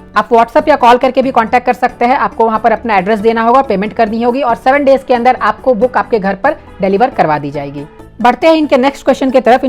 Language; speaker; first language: Hindi; native; Hindi